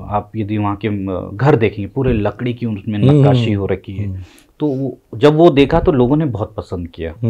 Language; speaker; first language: Hindi; native; Hindi